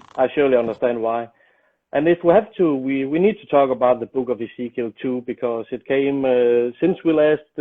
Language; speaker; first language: English; non-native, fluent; Danish